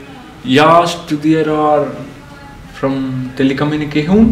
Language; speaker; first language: Swedish; non-native, learner; Telugu